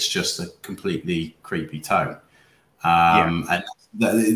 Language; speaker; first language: English; native; English